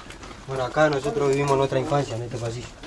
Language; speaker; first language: Spanish; native; Spanish